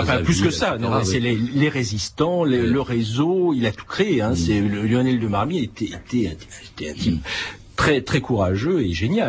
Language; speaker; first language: French; native; French